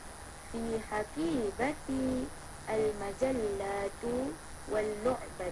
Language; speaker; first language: Arabic; non-native, learner; Malay